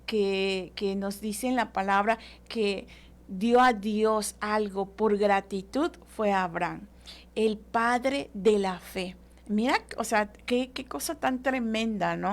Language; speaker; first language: Spanish; native; Spanish